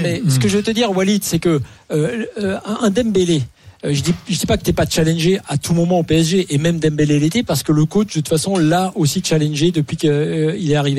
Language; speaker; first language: French; native; French